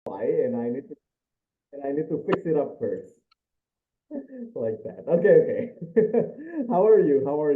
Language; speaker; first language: English; non-native, fluent; Indonesian